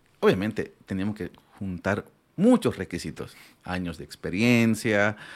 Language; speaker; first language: Spanish; non-native, local second language; Aymara